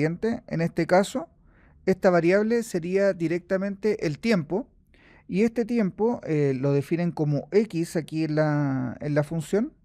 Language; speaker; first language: Spanish; native; Spanish